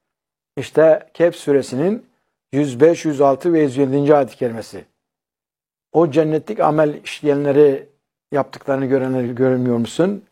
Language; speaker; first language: Turkish; native; Turkish